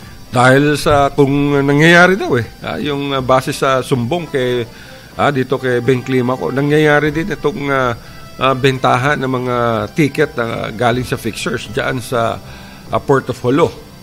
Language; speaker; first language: Filipino; non-native, local second language; Chavacano